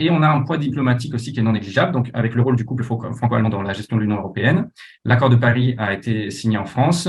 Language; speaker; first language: French; native; French